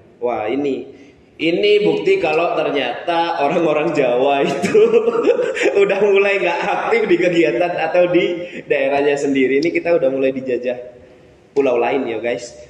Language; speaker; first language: Indonesian; native; Indonesian